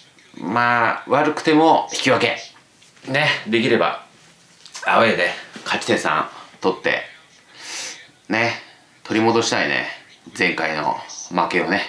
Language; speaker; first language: Japanese; native; Japanese